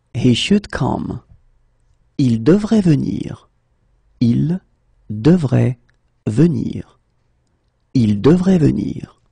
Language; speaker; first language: French; native; French